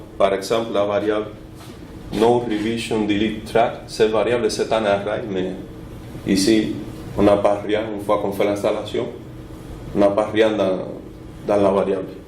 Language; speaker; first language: French; non-native, fluent; Spanish